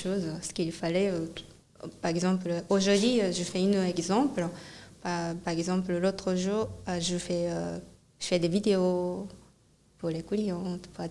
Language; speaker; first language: French; non-native, fluent; Japanese